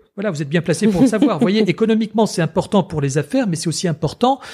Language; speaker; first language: French; native; French